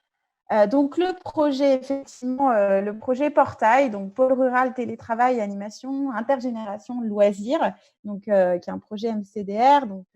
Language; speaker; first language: French; native; French